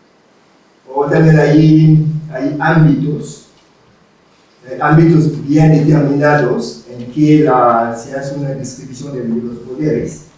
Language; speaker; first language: Spanish; non-native, fluent; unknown